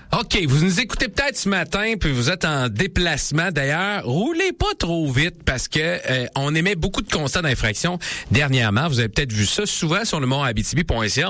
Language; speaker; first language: French; native; French